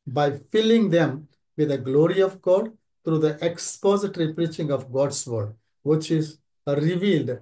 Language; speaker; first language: English; non-native, local second language; Telugu